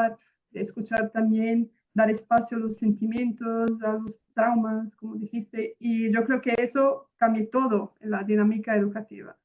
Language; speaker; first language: Spanish; non-native, fluent; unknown